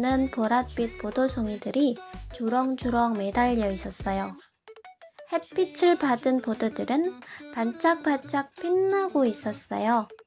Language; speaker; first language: Korean; non-native, learner; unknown